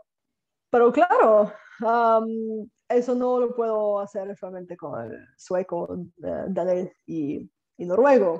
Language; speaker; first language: Spanish; non-native, fluent; Bulgarian